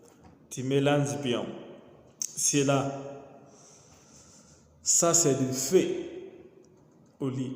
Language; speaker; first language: French; non-native, local second language; Mandingo